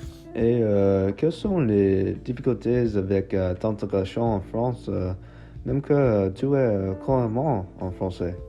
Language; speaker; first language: French; non-native, learner; English